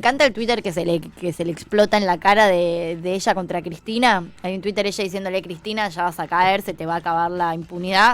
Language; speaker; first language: Spanish; native; Spanish